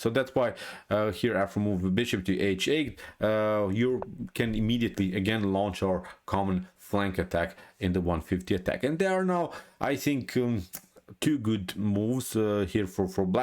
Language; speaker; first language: English; non-native, fluent; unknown